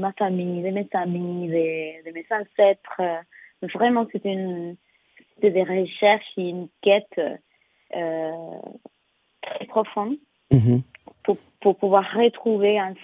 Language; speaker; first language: French; non-native, fluent; Spanish